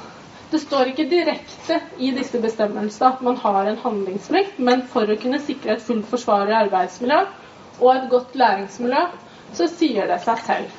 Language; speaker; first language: Norwegian; native; Norwegian